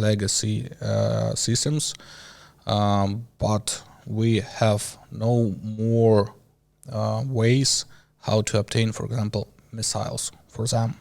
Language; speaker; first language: English; non-native, learner; Ukrainian